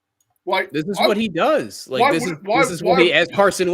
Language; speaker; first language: English; native; English